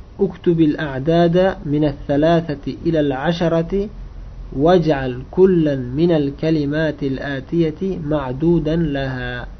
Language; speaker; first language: Arabic; non-native, fluent; Uzbek